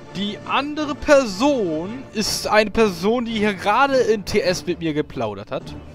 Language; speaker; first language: German; native; German